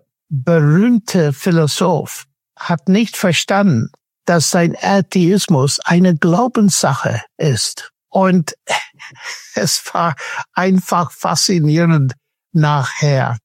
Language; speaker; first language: German; non-native, fluent; English